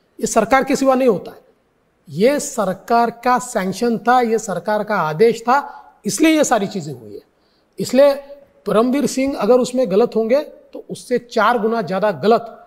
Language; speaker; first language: Hindi; non-native, local second language; Marathi